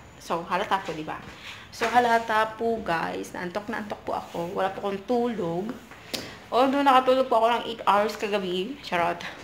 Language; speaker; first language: Filipino; non-native, local second language; Cebuano